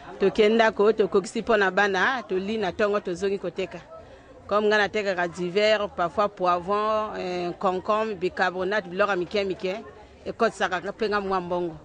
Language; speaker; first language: Lingala; native; Lingala